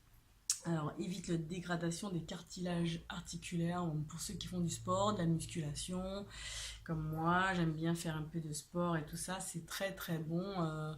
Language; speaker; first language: French; native; French